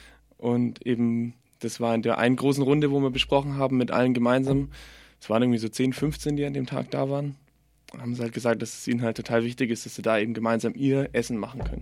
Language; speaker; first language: German; native; German